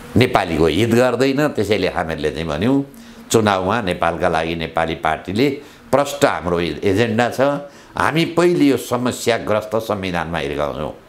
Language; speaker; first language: Nepali; native; Nepali